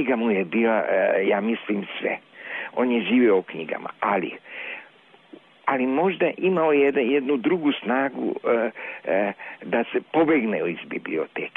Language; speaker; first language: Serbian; non-native, local second language; Hungarian